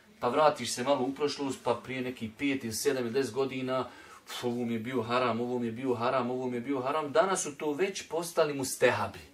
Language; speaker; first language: Bosnian; native; Bosnian